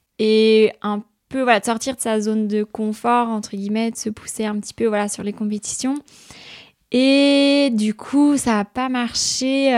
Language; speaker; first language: French; native; French